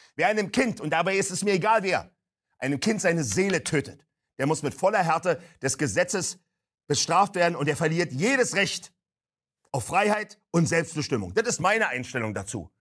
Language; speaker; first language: German; native; German